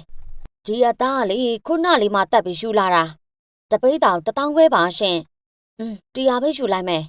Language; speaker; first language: Burmese; native; Burmese